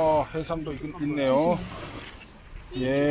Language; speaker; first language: Korean; native; Korean